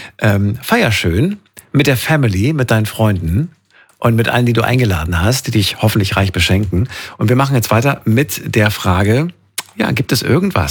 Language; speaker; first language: German; native; German